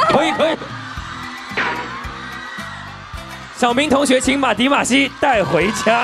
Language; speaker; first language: Chinese; native; Chinese